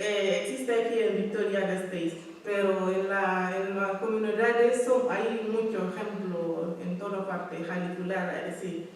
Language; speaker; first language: Spanish; non-native, learner; Fula